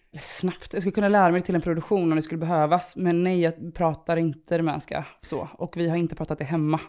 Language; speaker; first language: Swedish; early bilingual, other home language; Romanian